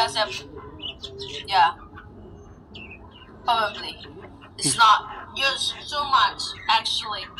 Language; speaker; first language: English; non-native, learner; Thai